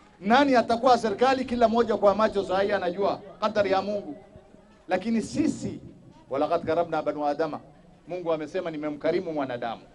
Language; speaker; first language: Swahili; non-native, local second language; Somali